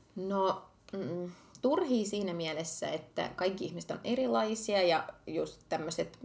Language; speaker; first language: Finnish; early bilingual, other home language; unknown